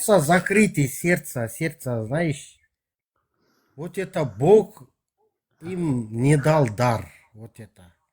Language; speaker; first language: Russian; non-native, local second language; Kazakh